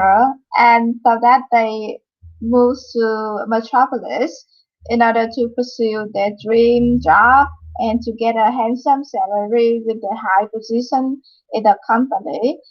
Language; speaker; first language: English; non-native, fluent; Vietnamese